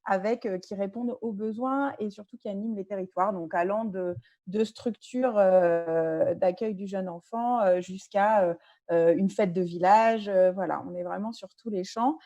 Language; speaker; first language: French; native; French